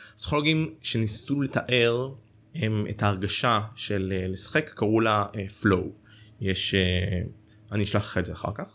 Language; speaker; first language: Hebrew; native; Hebrew